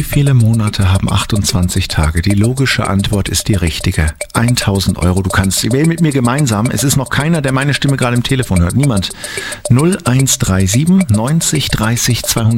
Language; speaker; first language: German; native; German